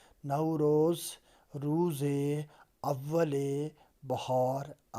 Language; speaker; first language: Persian; non-native, fluent; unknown